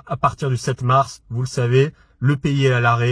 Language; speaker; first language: French; native; French